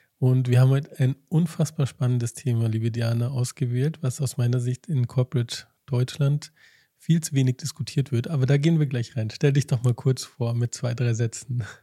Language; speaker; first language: German; native; German